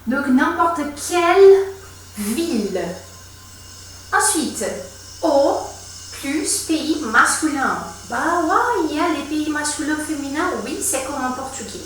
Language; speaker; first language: French; non-native, fluent; Portuguese